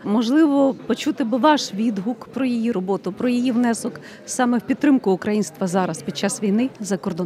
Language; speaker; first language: Ukrainian; native; Ukrainian